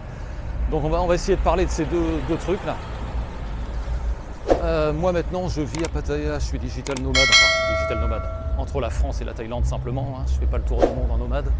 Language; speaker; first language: French; native; French